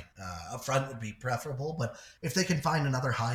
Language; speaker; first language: English; native; English